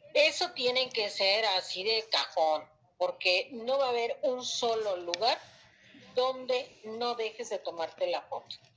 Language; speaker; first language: Spanish; native; Spanish